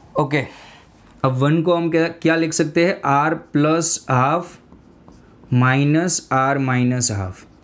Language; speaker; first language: Hindi; non-native, local second language; Gujarati